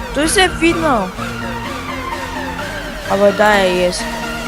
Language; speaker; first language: Bulgarian; native; Bulgarian